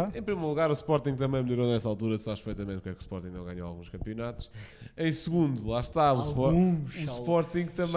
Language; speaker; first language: Portuguese; native; Portuguese